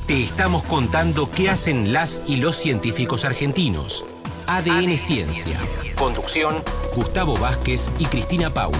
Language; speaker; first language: Spanish; native; Spanish